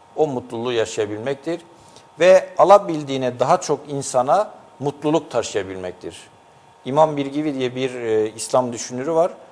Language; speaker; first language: Turkish; native; Turkish